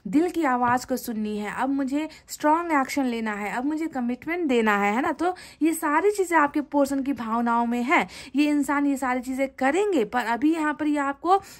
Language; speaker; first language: Hindi; native; Hindi